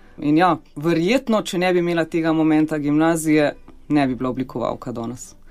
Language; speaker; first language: Slovenian; native; Slovenian